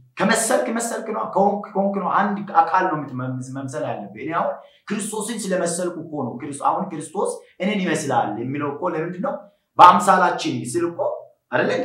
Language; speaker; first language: Amharic; non-native, local second language; Sidamo